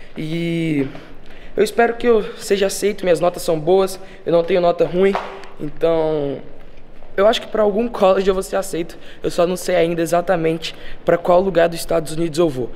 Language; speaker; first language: Portuguese; early bilingual, heritage; Portuguese